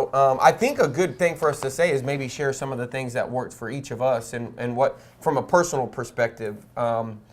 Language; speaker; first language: English; native; English